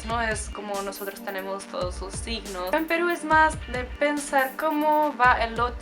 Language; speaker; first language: Spanish; non-native, fluent; Czech